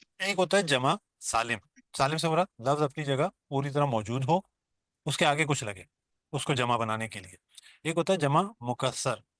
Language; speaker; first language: Urdu; non-native, local second language; Baluchi